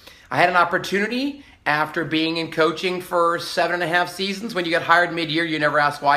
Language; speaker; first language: English; native; English